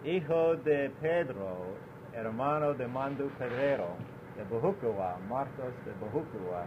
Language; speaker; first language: Spanish; non-native, learner; English